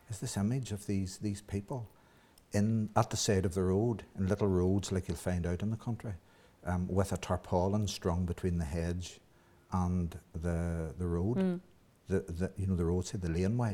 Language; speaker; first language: English; native; English